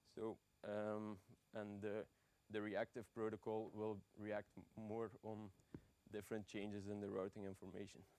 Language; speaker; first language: English; non-native, fluent; Dutch